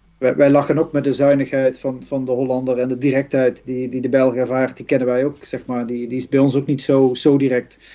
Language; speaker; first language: Dutch; native; Dutch